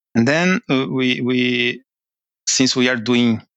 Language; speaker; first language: English; non-native, fluent; Portuguese